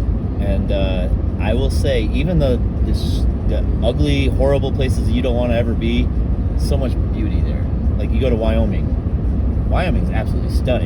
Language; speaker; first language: English; native; English